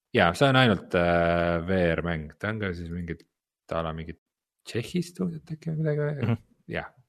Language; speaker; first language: Estonian; native; Estonian